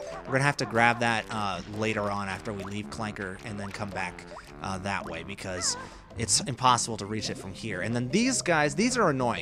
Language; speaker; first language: English; native; English